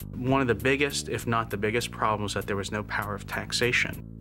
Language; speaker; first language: English; native; English